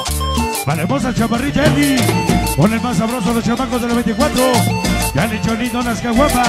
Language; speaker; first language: Spanish; native; Spanish